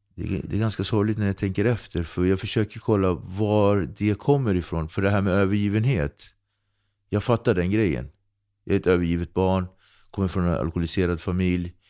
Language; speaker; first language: Swedish; early bilingual, other home language; Kabuverdianu